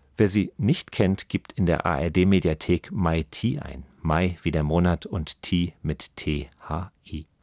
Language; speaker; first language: German; native; German